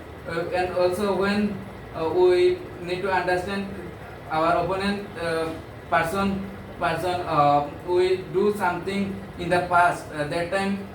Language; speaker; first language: English; non-native, learner; Bangla